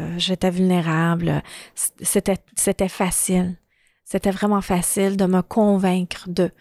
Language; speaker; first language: French; early bilingual, other home language; Arabic